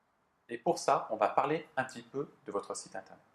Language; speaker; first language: French; native; French